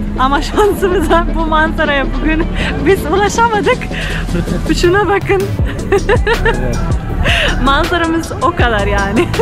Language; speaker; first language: Turkish; non-native, fluent; Slovenian